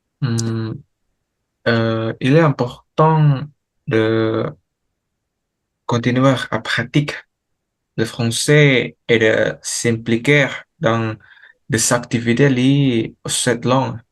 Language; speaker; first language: French; non-native, learner; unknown